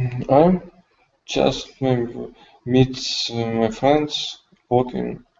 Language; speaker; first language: English; non-native, learner; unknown